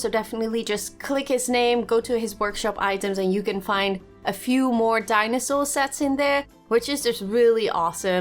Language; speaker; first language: English; non-native, fluent; Dutch